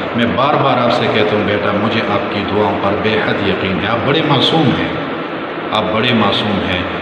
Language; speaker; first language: Urdu; non-native, local second language; Pashto